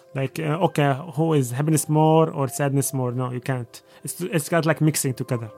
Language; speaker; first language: English; non-native, fluent; Arabic